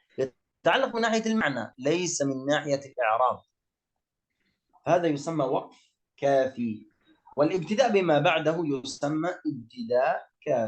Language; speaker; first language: Arabic; native; Arabic